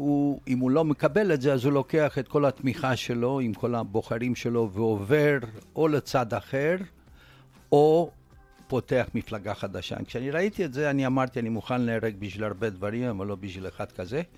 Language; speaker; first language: Hebrew; non-native, fluent; Romanian